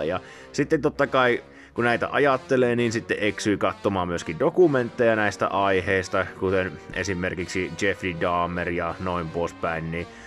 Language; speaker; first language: Finnish; native; Finnish